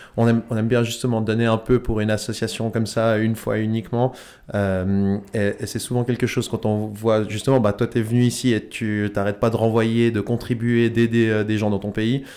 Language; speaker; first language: French; native; French